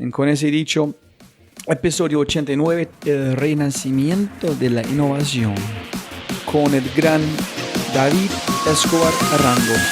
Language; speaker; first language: Spanish; non-native, fluent; English